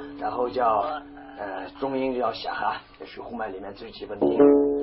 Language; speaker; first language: Chinese; non-native, local second language; Tuvinian